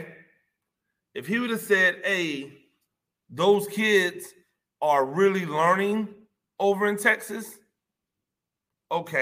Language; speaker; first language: English; native; English